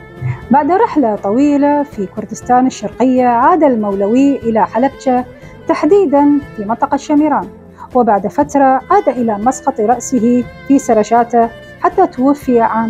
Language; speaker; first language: Arabic; non-native, local second language; Kurdish